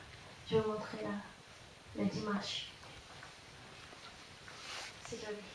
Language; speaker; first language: French; non-native, fluent; Japanese